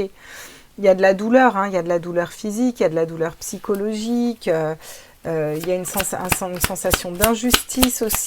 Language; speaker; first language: French; native; French